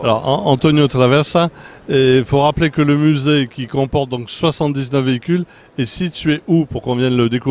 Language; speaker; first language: French; native; French